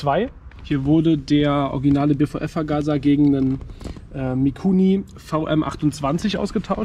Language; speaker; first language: German; native; German